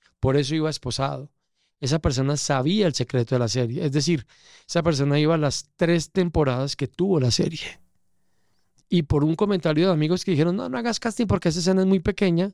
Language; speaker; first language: Spanish; native; Spanish